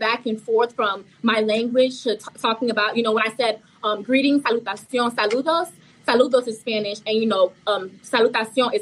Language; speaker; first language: English; early bilingual, other home language; Haitian Creole